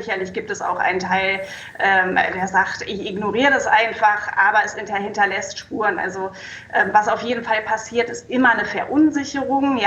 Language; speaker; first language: German; native; German